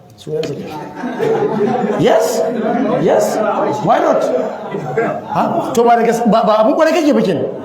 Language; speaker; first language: Hausa; native; Hausa